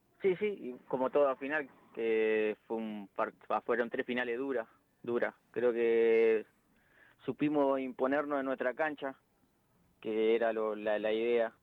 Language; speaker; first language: Spanish; native; Spanish